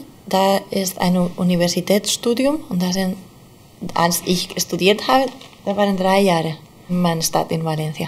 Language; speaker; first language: German; non-native, fluent; Spanish